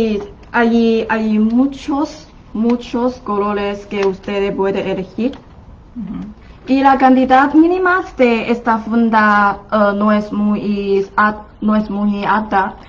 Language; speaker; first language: Spanish; non-native, fluent; Chinese